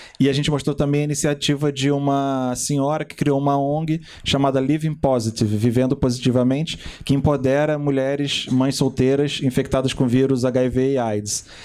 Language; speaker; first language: Portuguese; native; Portuguese